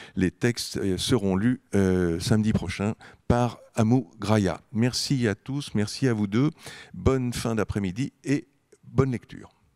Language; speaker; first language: French; native; French